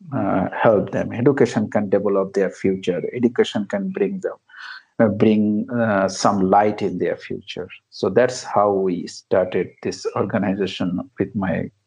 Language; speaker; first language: English; non-native, local second language; Bangla